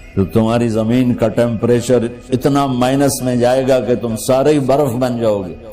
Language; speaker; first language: Urdu; non-native, local second language; Punjabi